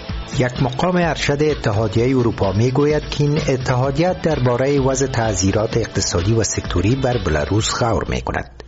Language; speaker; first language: Persian; native; Persian